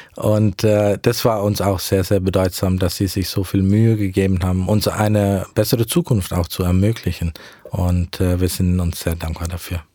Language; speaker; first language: German; early bilingual, heritage; German